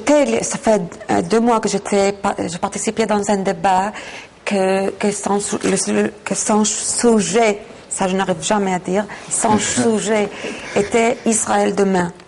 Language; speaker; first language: French; non-native, fluent; Hebrew